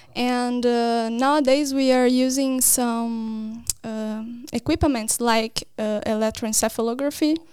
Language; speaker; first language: English; non-native, fluent; Portuguese